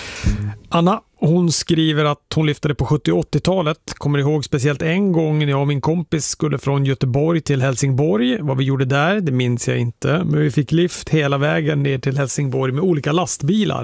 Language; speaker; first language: Swedish; native; Swedish